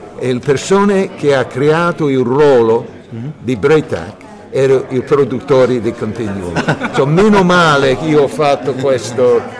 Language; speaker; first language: Italian; early bilingual, heritage; English